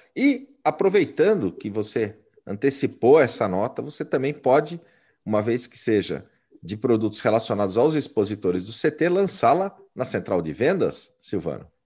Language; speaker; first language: Portuguese; native; Portuguese